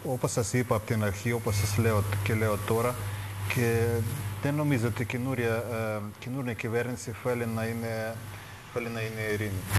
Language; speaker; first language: Greek; non-native, learner; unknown